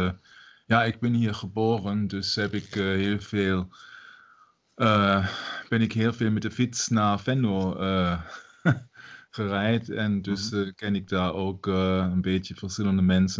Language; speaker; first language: Dutch; non-native, local second language; German